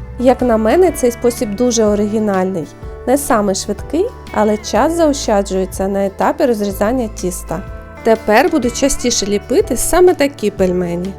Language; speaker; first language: Ukrainian; native; Ukrainian